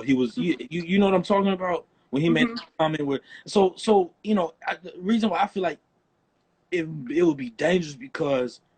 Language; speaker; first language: English; native; English